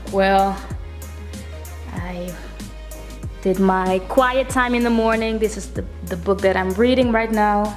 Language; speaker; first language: English; non-native, fluent; Dutch